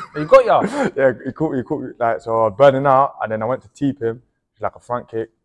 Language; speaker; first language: English; native; English